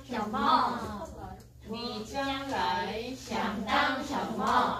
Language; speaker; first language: Chinese; non-native, learner; Korean